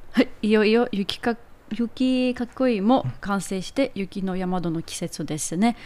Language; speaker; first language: Japanese; non-native, fluent; Armenian